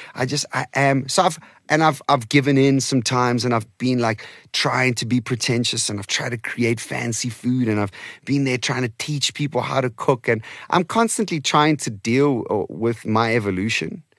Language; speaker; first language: English; non-native, local second language; Portuguese